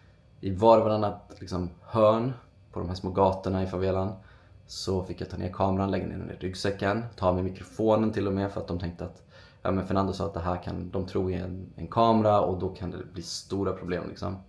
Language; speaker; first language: Swedish; native; Swedish